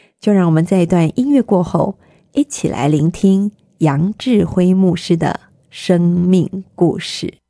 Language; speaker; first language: Chinese; native; Chinese